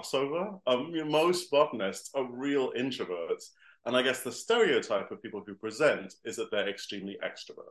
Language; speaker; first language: English; native; English